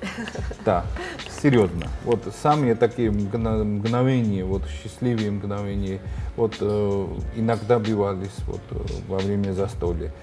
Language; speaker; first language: Russian; non-native, fluent; Georgian